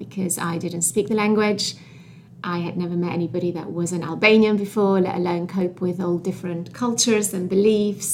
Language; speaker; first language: English; non-native, fluent; Albanian